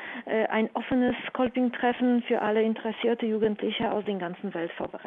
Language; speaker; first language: German; non-native, fluent; Polish